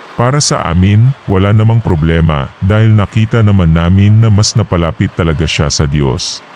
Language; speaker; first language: Filipino; native; Filipino